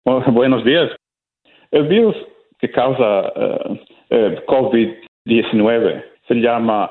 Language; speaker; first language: Spanish; non-native, fluent; Italian